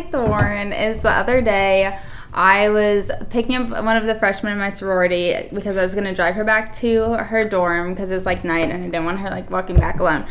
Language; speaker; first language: English; native; English